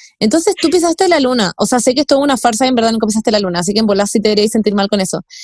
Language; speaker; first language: Spanish; native; Spanish